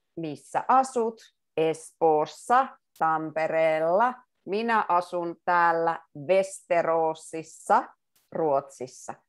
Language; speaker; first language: Finnish; native; Finnish